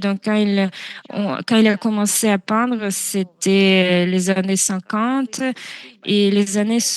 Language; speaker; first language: French; non-native, fluent; Russian